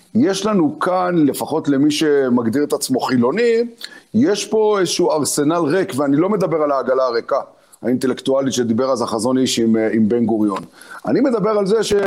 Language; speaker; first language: Hebrew; early bilingual, other home language; Arabic